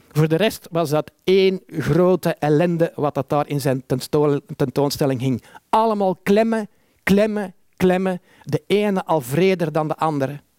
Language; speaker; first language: Dutch; native; Dutch